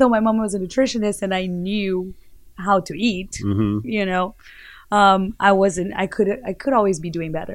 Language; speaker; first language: English; non-native, fluent; Portuguese